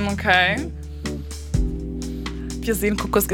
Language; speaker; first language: German; non-native, fluent; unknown